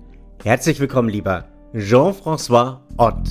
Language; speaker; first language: German; native; German